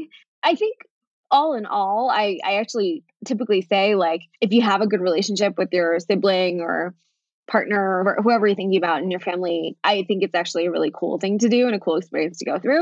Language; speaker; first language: English; early bilingual, other home language; Bangla